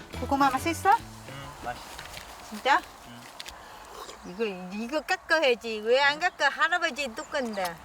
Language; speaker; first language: Korean; non-native, learner; Vietnamese